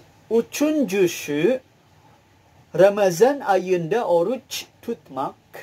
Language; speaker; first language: Turkish; non-native, learner; Indonesian